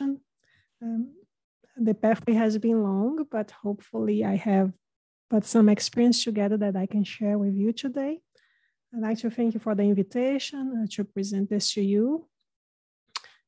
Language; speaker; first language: English; non-native, fluent; Portuguese